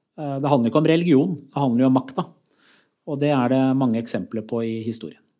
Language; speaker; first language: Norwegian; early bilingual, other home language; Persian